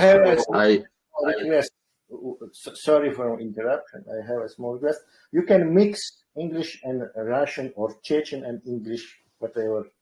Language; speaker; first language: English; non-native, fluent; Chechen